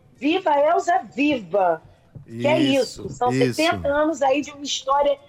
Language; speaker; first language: Portuguese; native; Portuguese